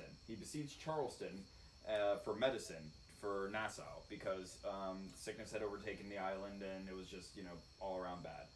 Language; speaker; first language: English; native; English